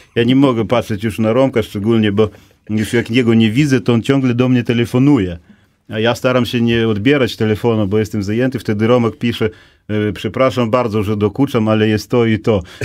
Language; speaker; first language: Polish; native; Polish